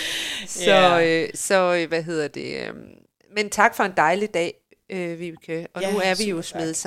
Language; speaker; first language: Danish; native; Danish